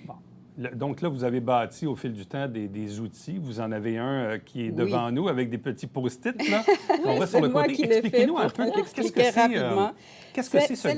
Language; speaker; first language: French; native; French